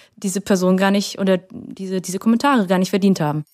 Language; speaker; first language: German; early bilingual, other home language; Vietnamese